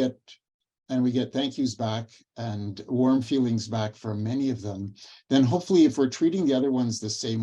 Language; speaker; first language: English; native; English